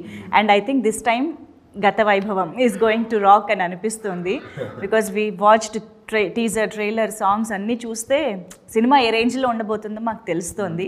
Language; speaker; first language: Telugu; native; Telugu